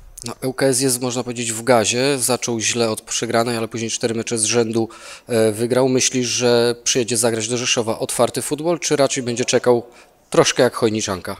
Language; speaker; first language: Polish; native; Polish